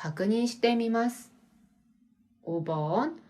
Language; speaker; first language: Japanese; non-native, fluent; Korean